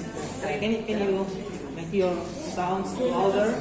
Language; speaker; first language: English; non-native, local second language; Indonesian